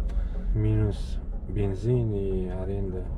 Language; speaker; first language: Russian; non-native, learner; Uzbek